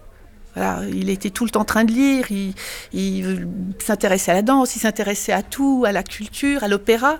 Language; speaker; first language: French; native; French